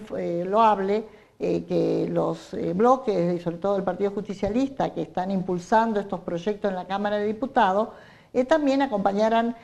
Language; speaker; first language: Spanish; native; Spanish